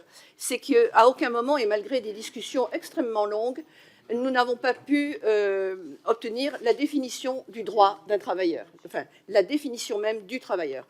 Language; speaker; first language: French; native; French